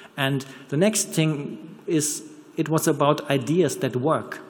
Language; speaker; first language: English; non-native, fluent; German